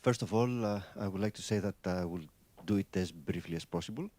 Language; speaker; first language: English; non-native, fluent; Greek